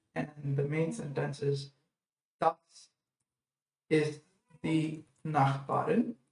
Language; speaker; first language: German; non-native, fluent; English